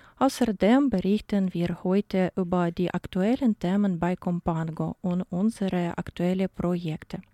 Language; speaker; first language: German; non-native, fluent; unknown